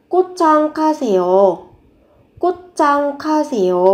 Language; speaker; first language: Korean; non-native, fluent; Vietnamese